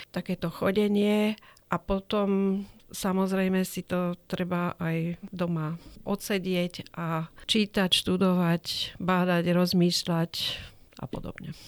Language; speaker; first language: Slovak; native; Slovak